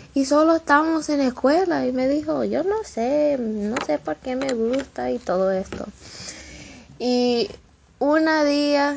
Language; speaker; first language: Spanish; non-native, learner; English